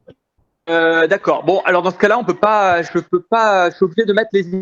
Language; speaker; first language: French; native; French